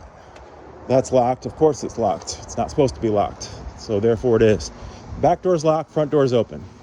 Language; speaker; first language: English; native; English